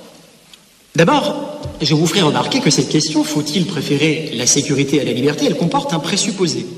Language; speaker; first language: French; native; French